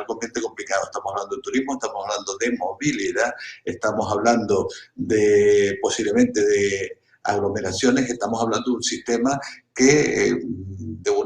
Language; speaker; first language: Spanish; native; Spanish